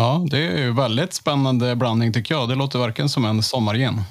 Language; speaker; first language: Swedish; native; Swedish